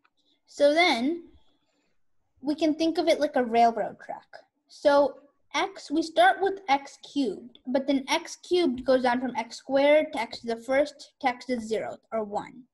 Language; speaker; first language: English; native; English